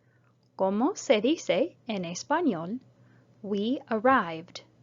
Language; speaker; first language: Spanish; non-native, fluent; English